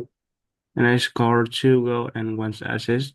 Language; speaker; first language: English; non-native, learner; Vietnamese